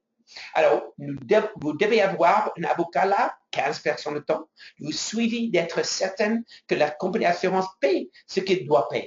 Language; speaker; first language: French; non-native, fluent; English